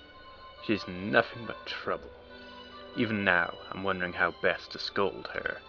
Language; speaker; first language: English; native; English